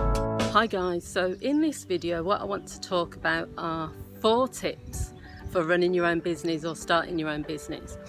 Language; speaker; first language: English; native; English